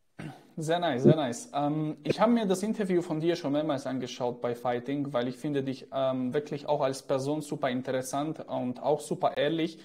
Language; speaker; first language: German; native; German